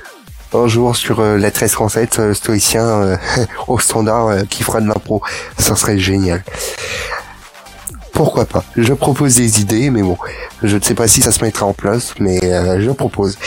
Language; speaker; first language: French; native; French